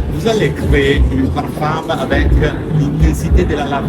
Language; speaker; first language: French; non-native, learner; Italian